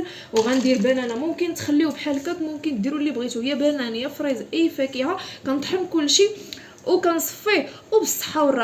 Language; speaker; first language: Arabic; native; Arabic